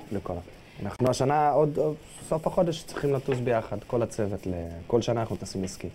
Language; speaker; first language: Hebrew; early bilingual, other home language; Russian